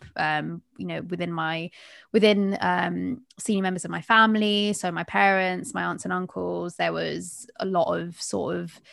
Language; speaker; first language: English; early bilingual, other home language; Bangla